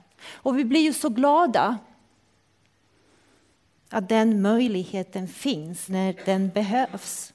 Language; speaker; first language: Swedish; non-native, fluent; Croatian